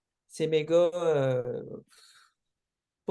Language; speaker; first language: French; non-native, local second language; English